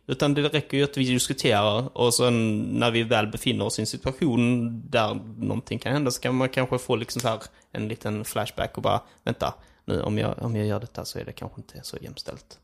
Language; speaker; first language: Swedish; early bilingual, other home language; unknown